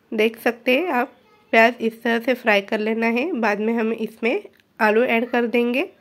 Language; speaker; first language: Hindi; non-native, local second language; Marathi